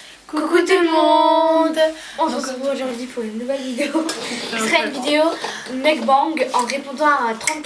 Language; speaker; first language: French; native; French